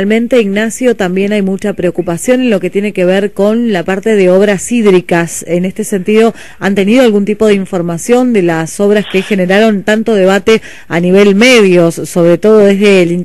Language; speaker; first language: Spanish; native; Spanish